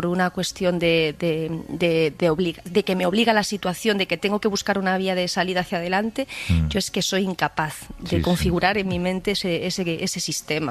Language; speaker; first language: Spanish; native; Spanish